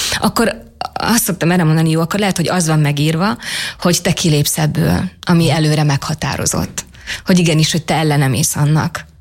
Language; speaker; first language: Hungarian; native; Hungarian